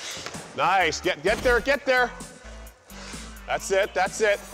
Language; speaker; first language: English; native; English